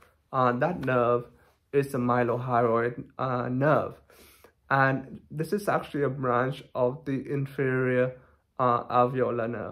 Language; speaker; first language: English; non-native, fluent; Thai